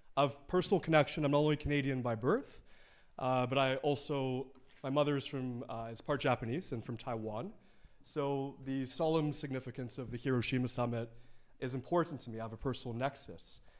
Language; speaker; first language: English; native; English